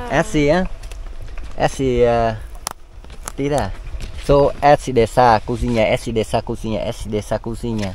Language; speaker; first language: Portuguese; non-native, learner; Vietnamese